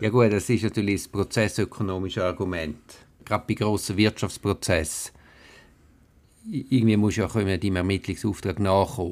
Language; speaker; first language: German; native; German